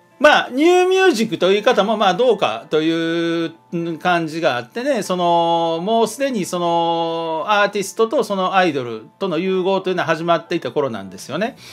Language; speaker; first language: Japanese; native; Japanese